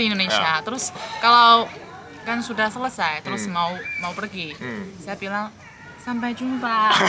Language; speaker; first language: Indonesian; non-native, fluent; Chinese